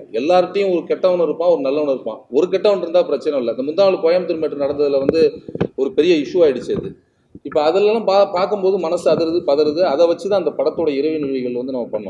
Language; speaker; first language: Tamil; native; Tamil